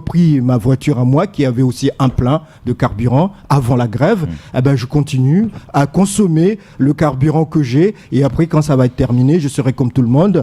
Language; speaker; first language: French; non-native, local second language; Comorian